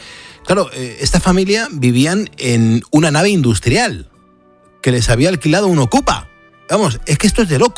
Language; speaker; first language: Spanish; native; Spanish